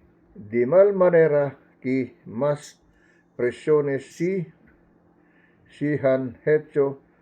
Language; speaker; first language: Spanish; non-native, learner; Filipino